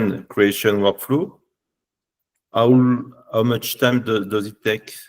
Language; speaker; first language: English; non-native, learner; French